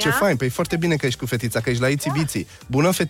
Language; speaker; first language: Romanian; native; Romanian